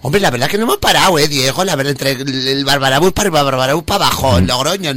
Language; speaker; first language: Spanish; native; Spanish